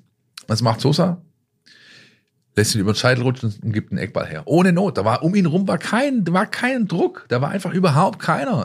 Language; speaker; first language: German; native; German